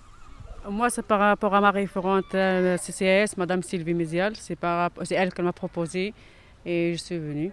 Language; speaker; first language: French; non-native, fluent; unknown